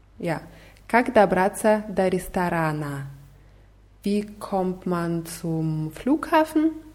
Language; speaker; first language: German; non-native, fluent; Russian